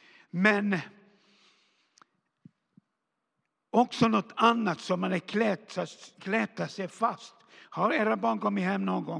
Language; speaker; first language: Swedish; non-native, fluent; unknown